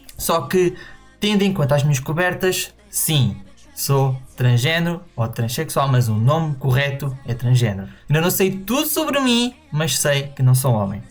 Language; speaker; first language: Portuguese; native; Portuguese